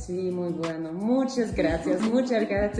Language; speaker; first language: Spanish; non-native, learner; Polish